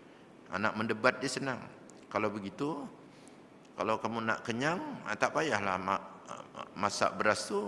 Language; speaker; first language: Malay; native; Malay